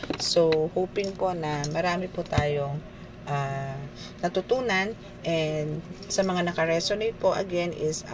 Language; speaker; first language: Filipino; native; Filipino